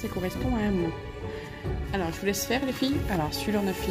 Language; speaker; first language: French; native; French